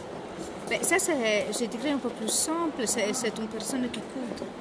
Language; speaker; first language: French; non-native, learner; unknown